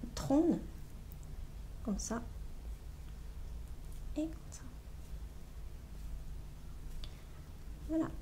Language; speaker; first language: French; non-native, learner; Japanese